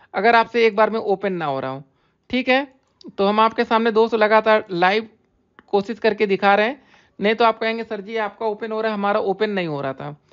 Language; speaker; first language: Hindi; native; Hindi